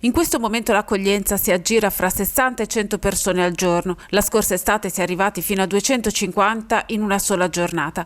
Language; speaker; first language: Italian; native; Italian